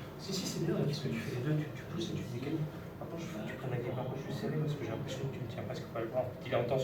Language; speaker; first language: French; native; French